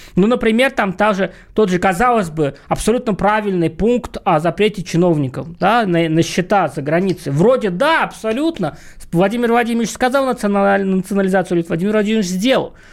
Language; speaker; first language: Russian; native; Russian